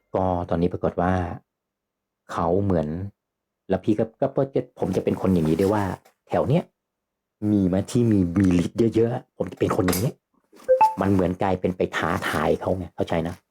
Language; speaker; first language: Thai; native; Thai